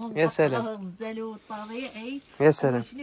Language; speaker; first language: Arabic; native; Arabic